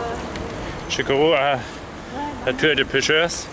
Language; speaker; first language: French; non-native, learner; German